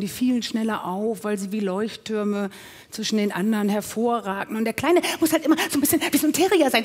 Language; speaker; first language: German; native; German